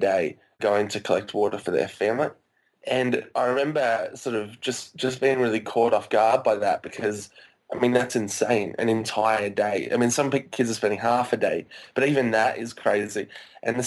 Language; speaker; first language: English; native; English